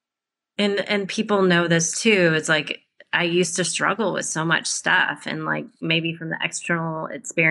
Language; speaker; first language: English; native; English